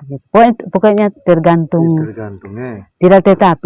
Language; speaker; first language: Indonesian; non-native, local second language; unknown